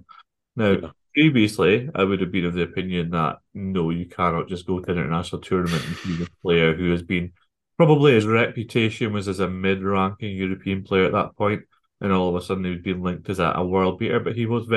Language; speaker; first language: English; native; English